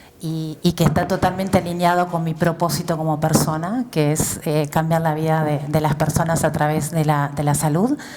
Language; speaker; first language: Spanish; native; Spanish